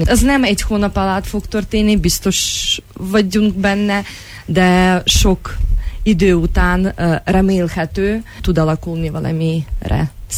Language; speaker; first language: Hungarian; non-native, fluent; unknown